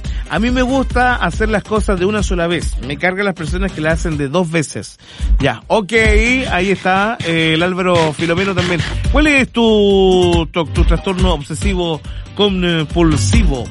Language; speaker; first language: Spanish; native; Spanish